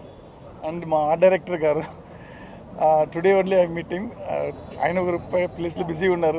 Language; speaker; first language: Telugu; non-native, learner; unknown